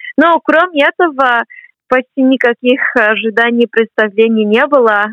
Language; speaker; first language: Russian; non-native, fluent; English